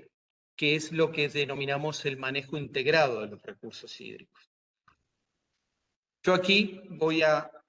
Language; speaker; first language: Spanish; native; Spanish